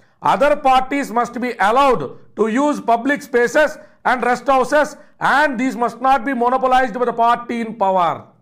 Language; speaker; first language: English; non-native, local second language; Telugu